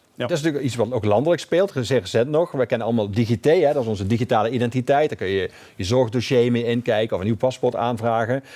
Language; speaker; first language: Dutch; native; Dutch